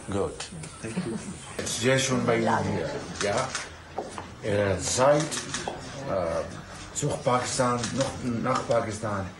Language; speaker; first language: German; non-native, learner; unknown